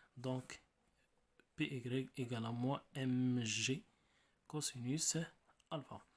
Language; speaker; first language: French; non-native, local second language; Arabic